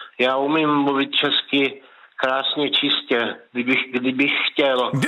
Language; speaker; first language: Czech; native; Czech